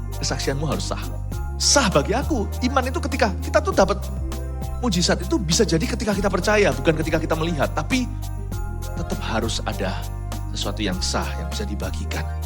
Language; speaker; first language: Indonesian; native; Indonesian